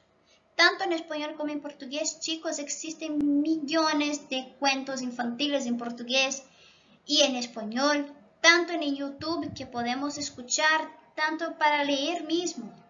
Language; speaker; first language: Spanish; non-native, local second language; Portuguese